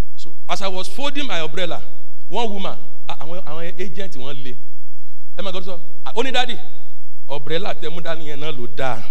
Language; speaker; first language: English; non-native, local second language; Yoruba